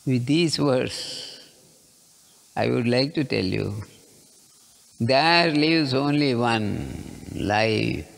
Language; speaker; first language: English; non-native, local second language; Kannada